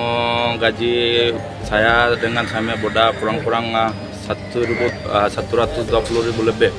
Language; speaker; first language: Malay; non-native, learner; Bangla